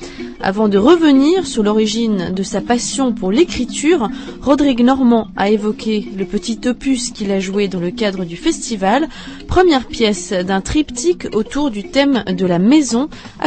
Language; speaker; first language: French; non-native, fluent; Czech